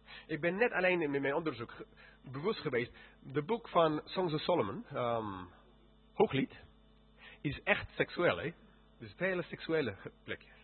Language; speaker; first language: Dutch; non-native, fluent; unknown